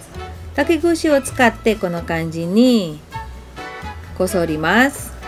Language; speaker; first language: Japanese; non-native, fluent; Filipino